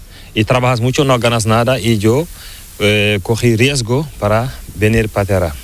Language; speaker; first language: Spanish; non-native, learner; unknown